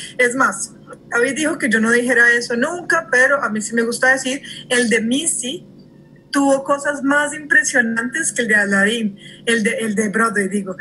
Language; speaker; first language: Spanish; early bilingual, heritage; Spanish